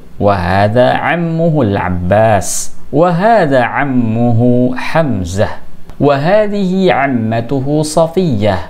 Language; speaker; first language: Arabic; non-native, fluent; Indonesian